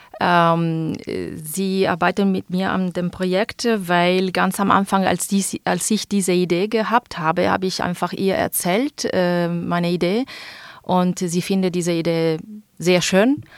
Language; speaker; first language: German; non-native, fluent; Italian